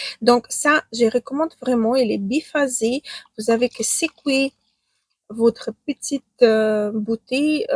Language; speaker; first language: French; non-native, fluent; Ukrainian